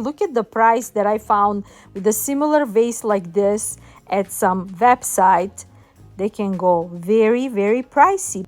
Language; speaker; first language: English; non-native, fluent; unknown